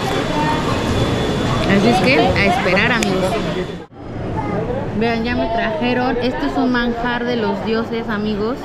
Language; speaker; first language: Spanish; native; Spanish